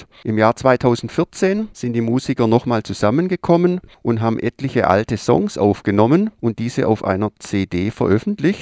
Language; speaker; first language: German; native; German